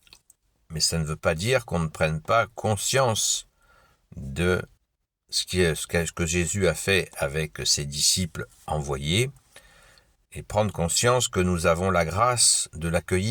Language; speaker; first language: French; native; French